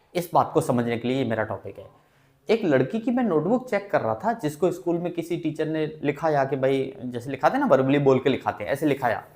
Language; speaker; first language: Hindi; native; Hindi